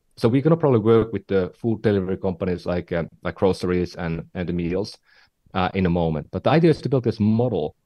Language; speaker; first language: English; non-native, fluent; Finnish